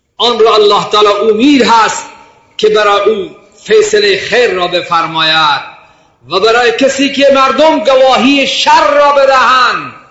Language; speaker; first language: Persian; non-native, local second language; Baluchi